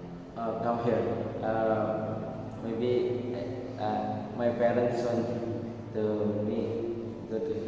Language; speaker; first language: English; non-native, learner; Indonesian